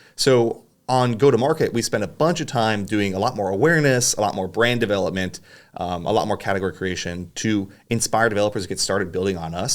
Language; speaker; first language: English; native; English